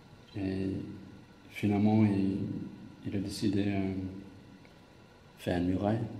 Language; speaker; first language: French; non-native, fluent; English